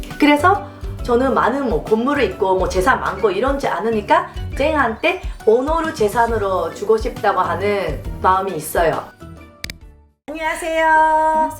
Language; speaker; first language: Korean; non-native, fluent; Japanese